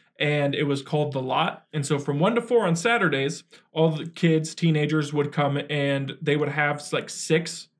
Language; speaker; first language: English; native; English